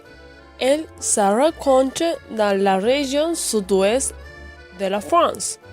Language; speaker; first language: French; non-native, learner; Spanish